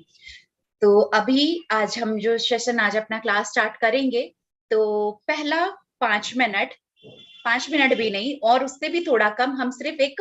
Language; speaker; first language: Hindi; native; Hindi